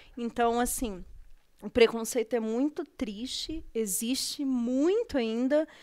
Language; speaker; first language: Portuguese; native; Portuguese